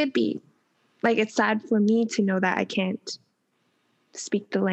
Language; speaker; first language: English; native; English